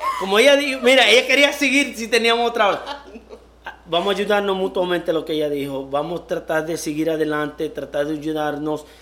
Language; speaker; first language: Spanish; early bilingual, heritage; Spanish